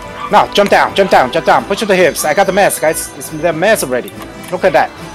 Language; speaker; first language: English; non-native, learner; Japanese